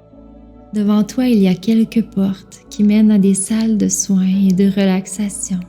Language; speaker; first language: French; native; French